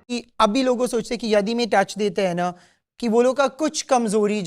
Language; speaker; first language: Hindi; non-native, local second language; English